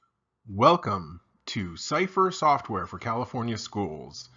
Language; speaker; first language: English; native; English